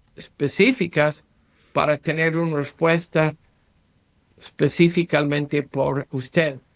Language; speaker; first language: Spanish; non-native, learner; English